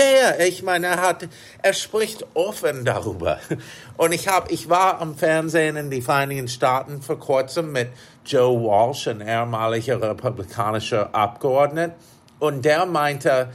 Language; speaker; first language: German; non-native, fluent; English